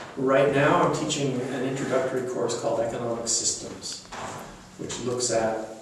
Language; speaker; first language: English; native; English